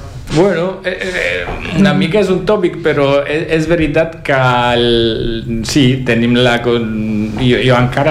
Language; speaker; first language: Catalan; non-native, fluent; Italian